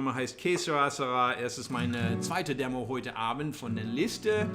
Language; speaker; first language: German; non-native, learner; English